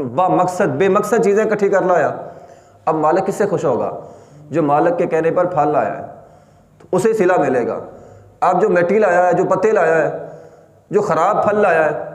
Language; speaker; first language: Urdu; native; Urdu